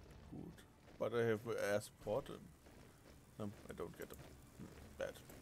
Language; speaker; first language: English; non-native, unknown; German